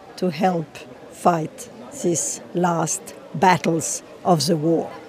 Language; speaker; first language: English; non-native, fluent; French